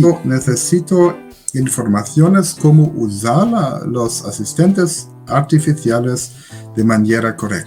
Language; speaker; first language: Spanish; non-native, learner; German